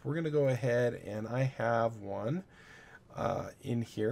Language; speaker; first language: English; native; English